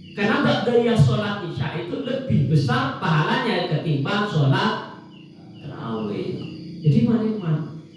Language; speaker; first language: Indonesian; non-native, local second language; Madurese